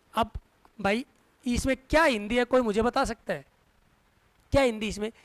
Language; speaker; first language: Hindi; native; Hindi